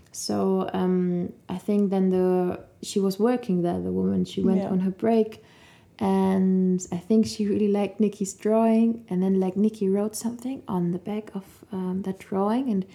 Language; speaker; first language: English; non-native, fluent; German